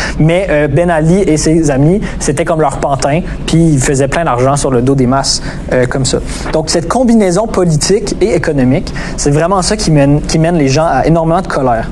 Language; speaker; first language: French; native; French